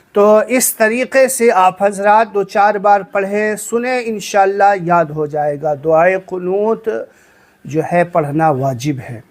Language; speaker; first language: Urdu; native; Urdu